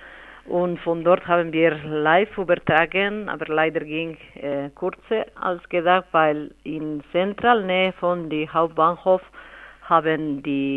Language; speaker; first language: German; non-native, fluent; Spanish